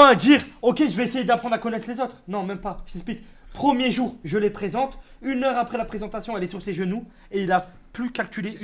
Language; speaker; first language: French; native; French